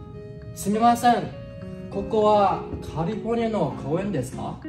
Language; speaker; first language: Japanese; non-native, learner; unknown